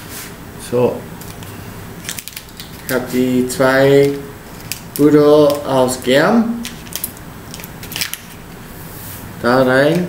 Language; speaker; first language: German; non-native, learner; Italian